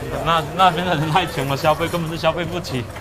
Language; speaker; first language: Chinese; native; Chinese